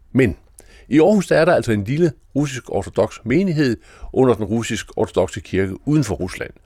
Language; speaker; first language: Danish; native; Danish